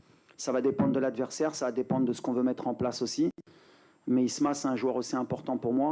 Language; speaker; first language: French; native; French